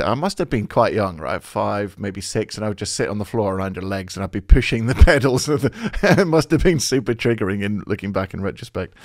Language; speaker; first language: English; native; English